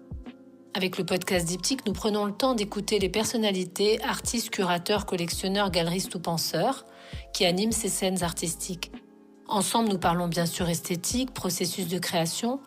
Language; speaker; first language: French; non-native, local second language; Arabic